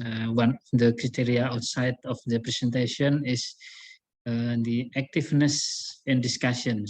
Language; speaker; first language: English; non-native, learner; Indonesian